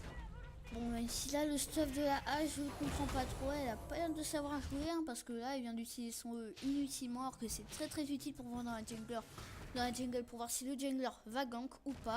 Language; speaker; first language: French; native; French